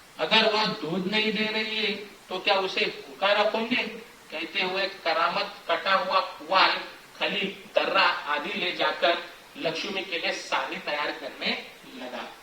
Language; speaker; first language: Hindi; non-native, local second language; Marathi